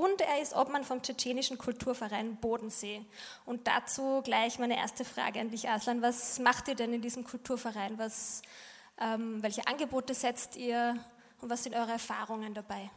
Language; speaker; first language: German; native; German